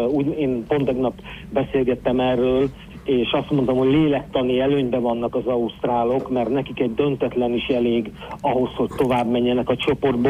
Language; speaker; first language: Hungarian; native; Hungarian